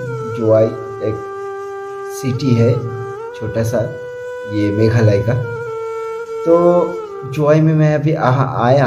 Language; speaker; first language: Hindi; non-native, local second language; Bangla